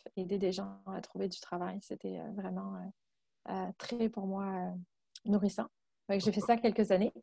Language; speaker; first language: French; native; French